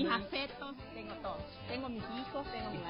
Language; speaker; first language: Spanish; native; Spanish